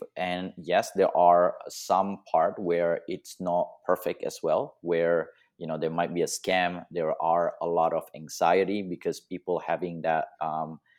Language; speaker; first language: English; non-native, fluent; Indonesian